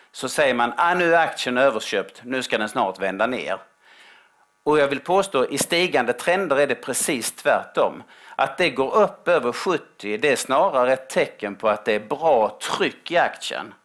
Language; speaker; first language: Swedish; native; Swedish